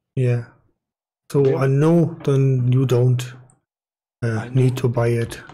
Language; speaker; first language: English; non-native, fluent; German